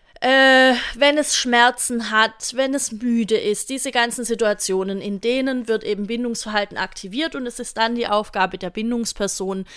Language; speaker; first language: German; native; German